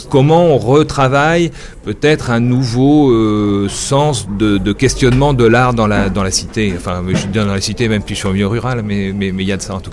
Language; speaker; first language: French; native; French